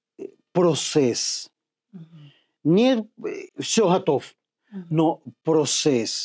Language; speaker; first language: Russian; non-native, learner; Spanish